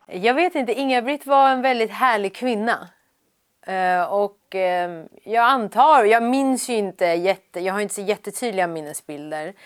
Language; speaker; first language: Swedish; early bilingual, other home language; Persian